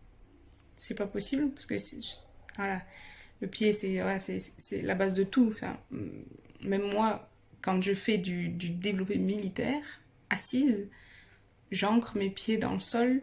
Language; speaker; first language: French; native; French